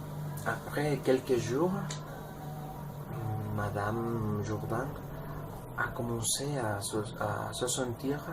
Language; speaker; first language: French; non-native, learner; Spanish